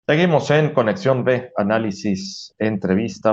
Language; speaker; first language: Spanish; native; Spanish